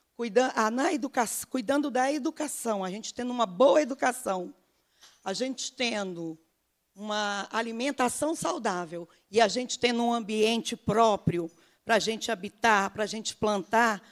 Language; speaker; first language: Portuguese; native; Portuguese